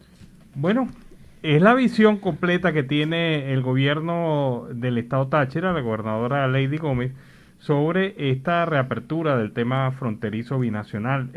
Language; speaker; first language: Spanish; native; Spanish